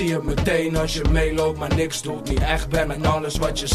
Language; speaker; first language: Dutch; native; Dutch